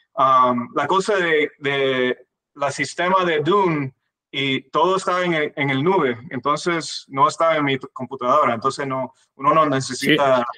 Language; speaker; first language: Spanish; non-native, fluent; English